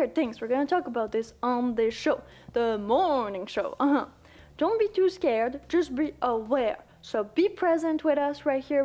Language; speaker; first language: English; non-native, fluent; French